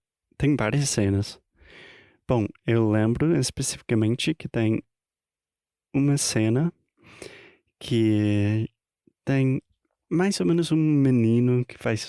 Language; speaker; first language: Portuguese; non-native, fluent; English